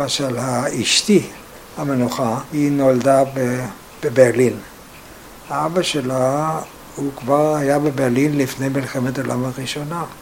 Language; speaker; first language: Hebrew; non-native, fluent; German